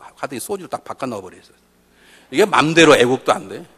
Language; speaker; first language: Korean; native; Korean